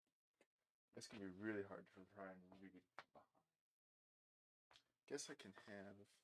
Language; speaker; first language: English; native; English